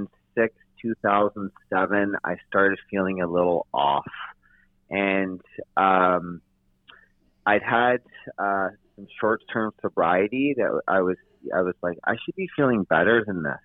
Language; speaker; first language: English; native; English